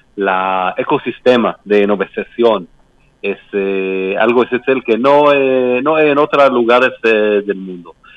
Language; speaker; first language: Spanish; non-native, learner; Hebrew